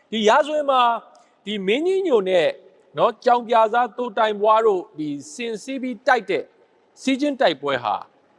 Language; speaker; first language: Burmese; native; Burmese